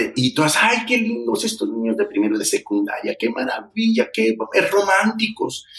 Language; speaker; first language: Spanish; native; Spanish